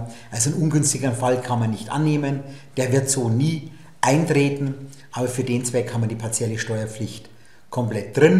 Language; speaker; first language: German; native; German